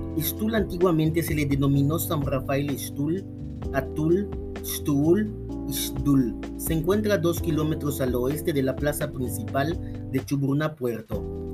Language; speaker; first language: Spanish; native; Spanish